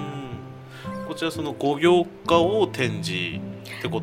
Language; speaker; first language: Japanese; native; Japanese